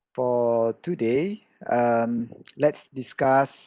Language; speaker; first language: English; non-native, local second language; Malay